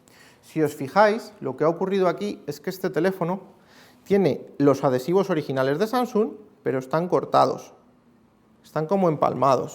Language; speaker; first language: Spanish; native; Spanish